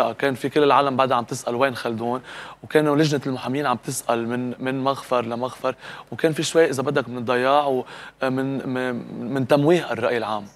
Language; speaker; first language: Arabic; native; Arabic